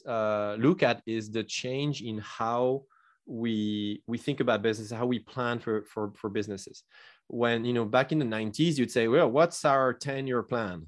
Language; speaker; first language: English; non-native, fluent; French